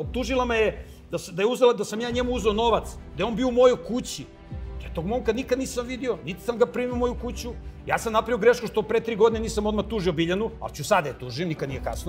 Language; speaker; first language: Serbian; native; Serbian